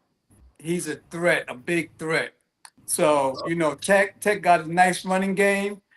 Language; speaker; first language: English; native; English